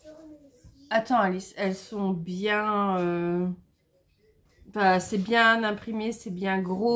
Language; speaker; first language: French; native; French